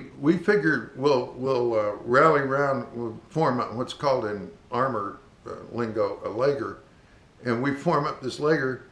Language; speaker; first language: English; native; English